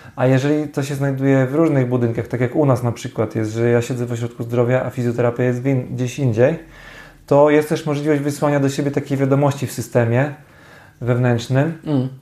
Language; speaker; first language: Polish; native; Polish